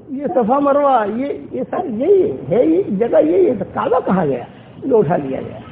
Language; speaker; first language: Urdu; native; Urdu